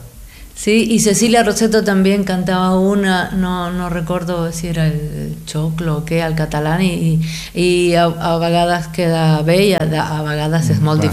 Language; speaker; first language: Catalan; non-native, fluent; Spanish